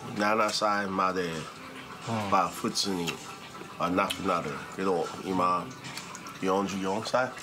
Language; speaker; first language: Japanese; non-native, fluent; English